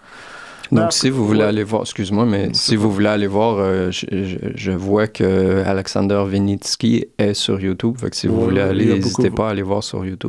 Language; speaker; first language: French; native; French